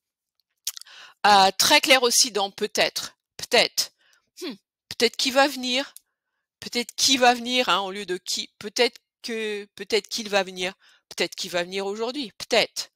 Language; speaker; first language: French; native; French